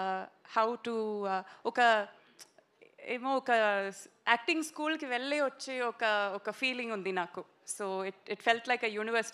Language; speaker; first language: Telugu; non-native, local second language; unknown